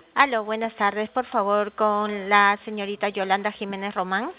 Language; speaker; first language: Spanish; native; Spanish